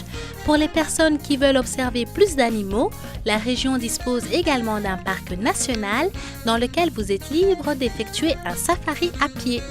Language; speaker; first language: French; native; French